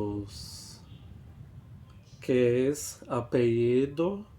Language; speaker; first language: Spanish; non-native, fluent; Portuguese